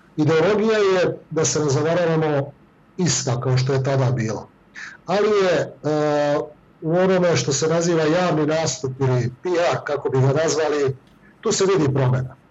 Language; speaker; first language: Serbian; native; Serbian